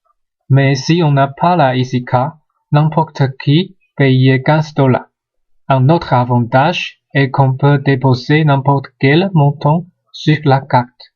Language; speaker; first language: French; non-native, learner; Chinese